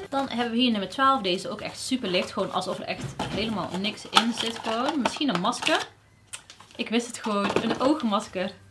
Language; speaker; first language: Dutch; early bilingual, other home language; Riffian